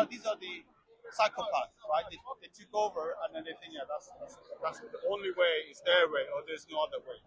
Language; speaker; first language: English; non-native, fluent; Persian